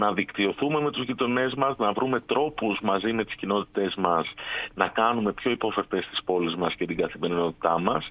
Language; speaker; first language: Greek; native; Greek